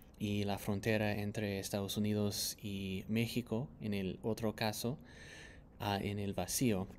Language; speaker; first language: Spanish; non-native, fluent; English